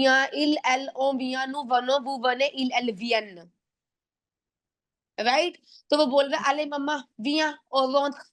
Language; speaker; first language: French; non-native, fluent; Punjabi